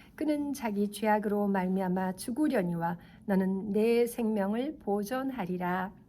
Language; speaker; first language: Korean; native; Korean